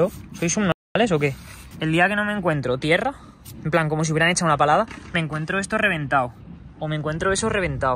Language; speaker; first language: Spanish; native; Spanish